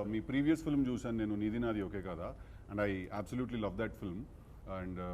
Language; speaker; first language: Telugu; native; Telugu